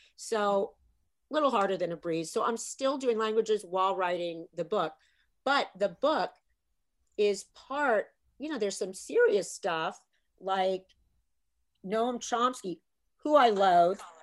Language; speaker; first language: English; native; English